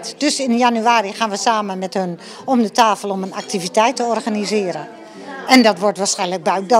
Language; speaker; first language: Dutch; native; Dutch